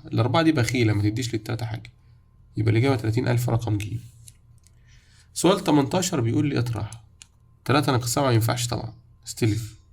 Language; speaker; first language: Arabic; native; Arabic